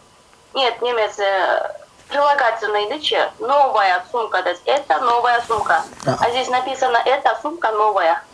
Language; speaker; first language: Russian; non-native, learner; Kazakh